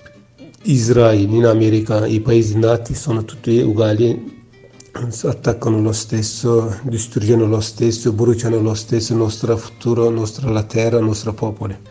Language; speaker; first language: Italian; non-native, learner; Kurdish